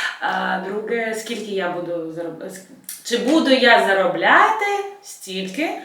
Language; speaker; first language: Ukrainian; non-native, local second language; Russian